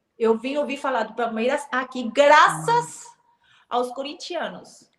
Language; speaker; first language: Portuguese; non-native, fluent; Spanish